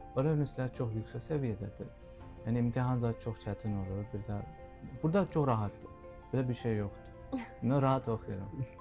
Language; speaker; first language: Azerbaijani; non-native, learner; Urdu